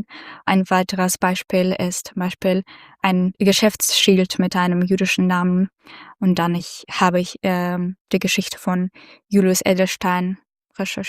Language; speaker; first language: German; non-native, fluent; Russian